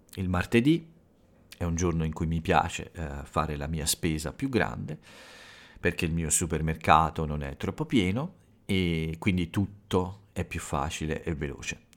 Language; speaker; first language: Italian; native; Italian